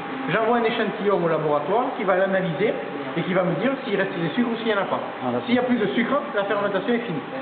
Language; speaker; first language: French; native; French